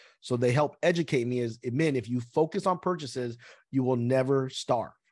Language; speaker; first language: English; early bilingual, other home language; Vietnamese